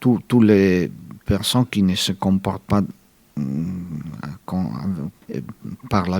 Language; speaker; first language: French; non-native, fluent; Italian